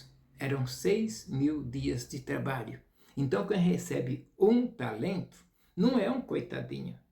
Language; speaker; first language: Portuguese; native; Portuguese